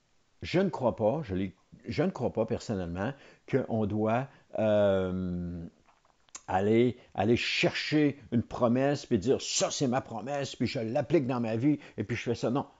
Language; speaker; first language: French; native; French